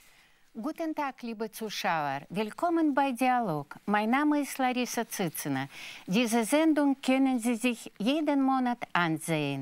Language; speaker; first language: German; non-native, fluent; Russian